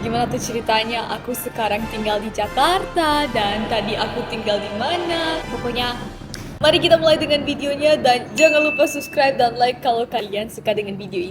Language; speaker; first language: Indonesian; non-native, fluent; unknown